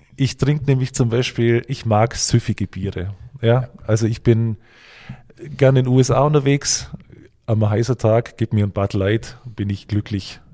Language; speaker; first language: German; native; German